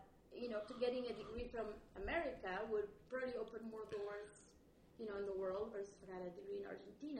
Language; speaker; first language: English; non-native, fluent; Spanish